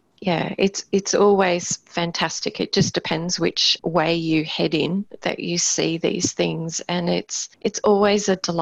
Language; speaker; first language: English; native; English